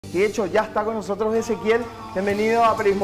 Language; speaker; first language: Spanish; native; Spanish